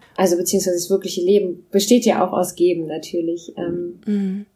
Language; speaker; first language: German; non-native, local second language; Russian